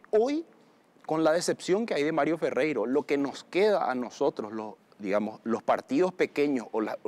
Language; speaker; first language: Spanish; native; Spanish